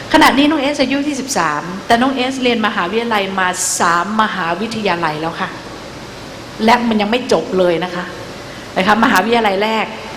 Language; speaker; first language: Thai; native; Thai